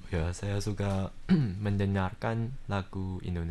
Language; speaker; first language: Indonesian; early bilingual, heritage; Indonesian